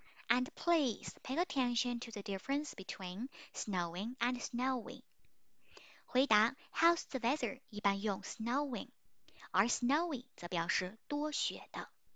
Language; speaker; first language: English; non-native, fluent; Chinese